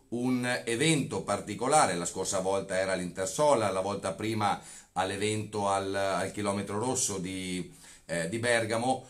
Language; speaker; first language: Italian; native; Italian